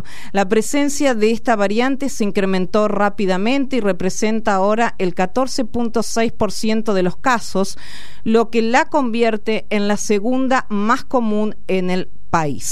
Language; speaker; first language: Spanish; native; Spanish